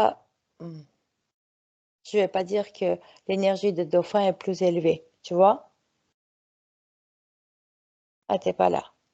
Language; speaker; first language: French; non-native, fluent; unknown